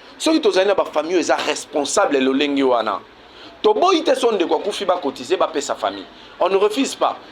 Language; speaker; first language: Lingala; native; Lingala